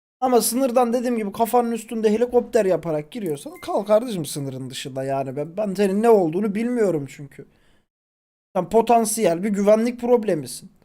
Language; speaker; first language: Turkish; native; Turkish